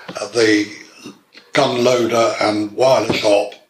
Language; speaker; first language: English; native; English